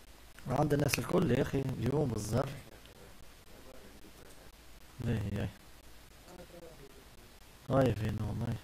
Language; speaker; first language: Arabic; native; Arabic